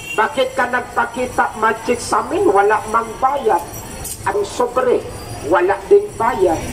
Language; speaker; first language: Filipino; non-native, local second language; Cebuano